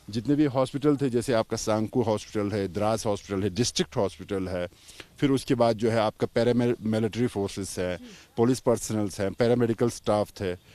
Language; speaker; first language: Hindi; non-native, local second language; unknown